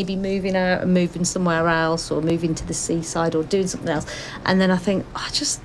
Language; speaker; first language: English; native; English